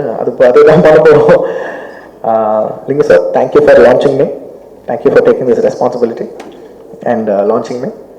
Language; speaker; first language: Tamil; non-native, local second language; Telugu